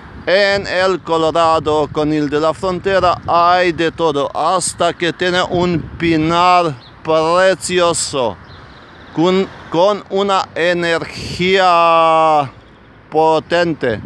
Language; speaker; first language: Spanish; non-native, fluent; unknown